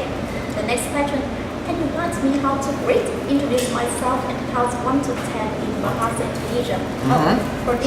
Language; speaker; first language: English; non-native, learner; Vietnamese